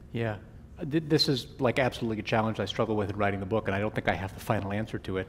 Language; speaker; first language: English; native; English